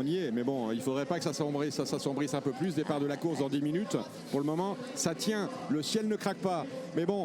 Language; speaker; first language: French; native; French